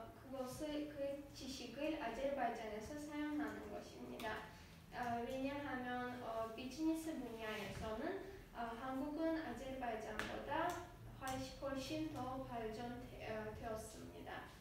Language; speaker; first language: Korean; non-native, learner; Azerbaijani